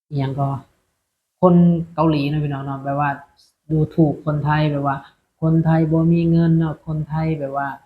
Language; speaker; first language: Thai; non-native, local second language; Lao